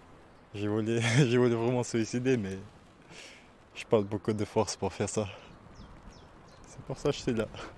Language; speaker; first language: French; non-native, learner; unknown